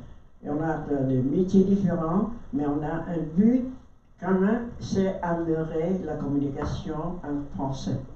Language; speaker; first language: French; non-native, learner; Vietnamese